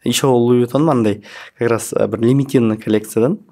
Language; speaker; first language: Russian; non-native, local second language; Kazakh